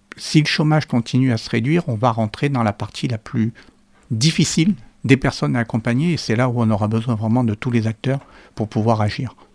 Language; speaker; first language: French; native; French